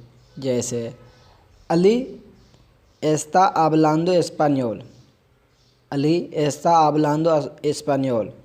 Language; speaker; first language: Spanish; non-native, fluent; Urdu